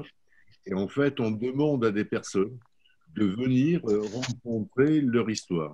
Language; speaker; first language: French; native; French